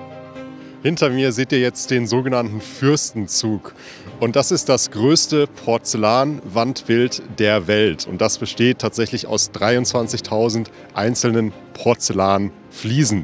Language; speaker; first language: German; native; German